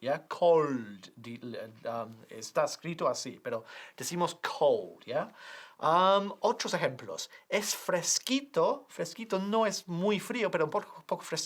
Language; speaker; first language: Spanish; non-native, fluent; English